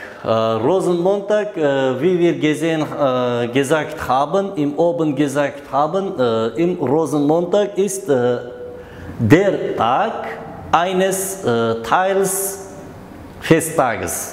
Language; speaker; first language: German; non-native, learner; Uzbek